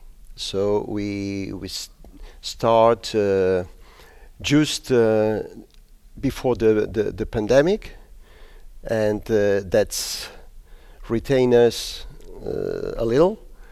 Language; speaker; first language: English; non-native, learner; Spanish